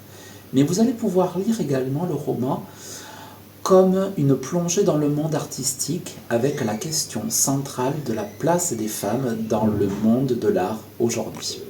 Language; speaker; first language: French; native; French